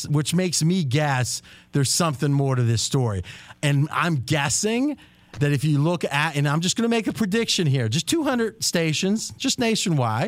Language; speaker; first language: English; native; English